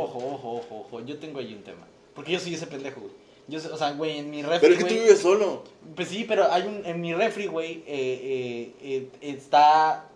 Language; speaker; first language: Spanish; native; Spanish